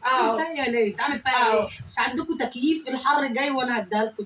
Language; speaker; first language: Arabic; native; Arabic